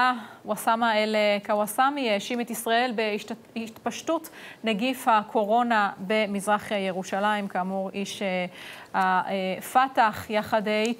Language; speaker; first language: Hebrew; native; Hebrew